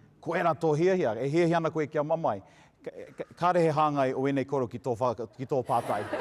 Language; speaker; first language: Māori; non-native, local second language; English